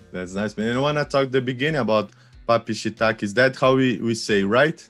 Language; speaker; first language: English; non-native, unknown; Portuguese